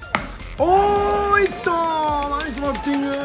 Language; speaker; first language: Japanese; native; Japanese